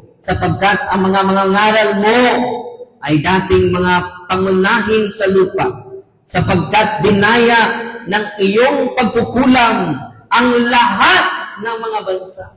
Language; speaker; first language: Filipino; non-native, local second language; Cebuano